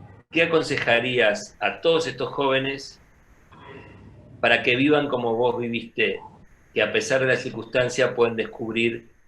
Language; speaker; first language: Spanish; native; Spanish